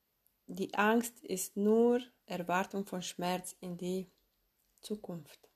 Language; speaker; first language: German; non-native, fluent; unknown